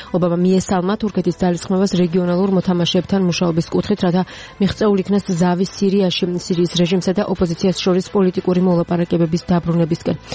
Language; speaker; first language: Georgian; native; Georgian